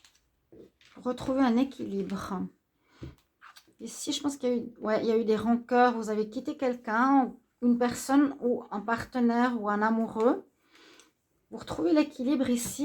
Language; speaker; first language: French; native; French